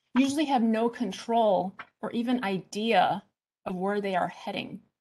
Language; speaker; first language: English; early bilingual, other home language; Chinese